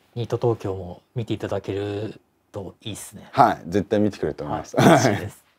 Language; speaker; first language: Japanese; native; Japanese